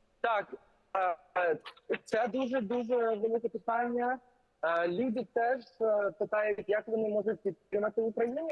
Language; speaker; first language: Ukrainian; early bilingual, heritage; English